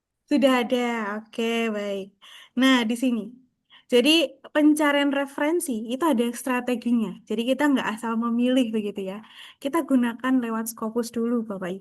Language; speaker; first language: Indonesian; native; Indonesian